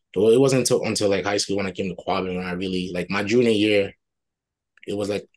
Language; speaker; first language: English; early bilingual, other home language; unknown